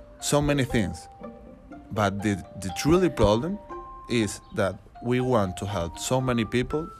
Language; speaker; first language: English; non-native, learner; Spanish